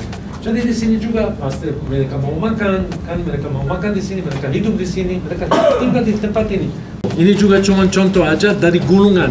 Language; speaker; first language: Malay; non-native, fluent; Hebrew